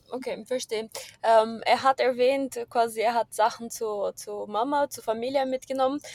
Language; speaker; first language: German; non-native, fluent; Portuguese